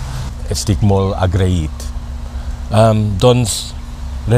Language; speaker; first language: Catalan; non-native, learner; Thai